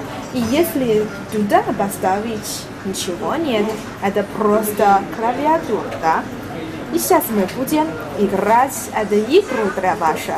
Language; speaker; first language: Russian; non-native, learner; Chinese